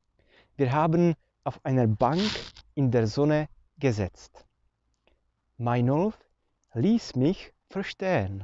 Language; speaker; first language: German; non-native, fluent; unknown